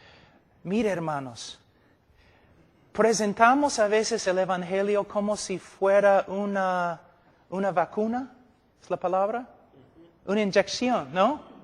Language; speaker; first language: Spanish; non-native, fluent; English